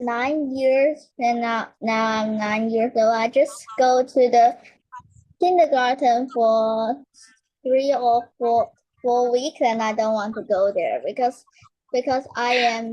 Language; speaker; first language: English; non-native, learner; Chinese